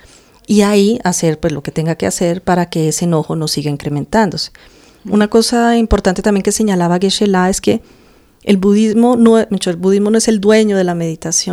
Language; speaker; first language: Spanish; native; Spanish